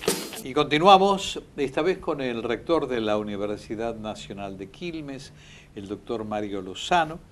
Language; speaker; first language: Spanish; native; Spanish